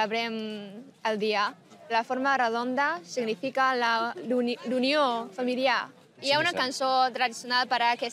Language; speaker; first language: Catalan; non-native, learner; Chinese